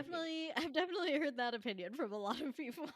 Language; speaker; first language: English; native; English